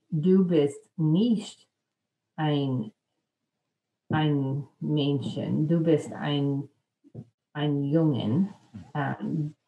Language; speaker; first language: German; non-native, learner; English